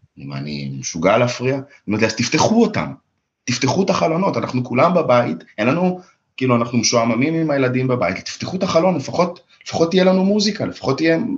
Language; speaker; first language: Hebrew; early bilingual, other home language; Russian